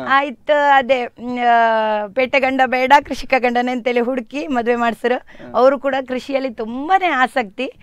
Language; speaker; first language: Kannada; native; Kannada